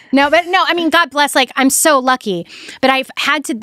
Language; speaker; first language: English; native; English